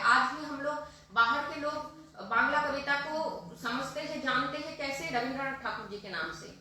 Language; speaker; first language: Hindi; non-native, local second language; Bangla